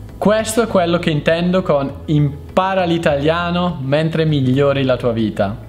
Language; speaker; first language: Italian; native; Italian